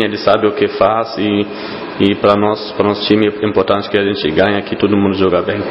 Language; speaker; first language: Portuguese; non-native, fluent; German